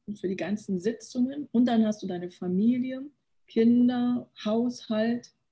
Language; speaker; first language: German; early bilingual, other home language; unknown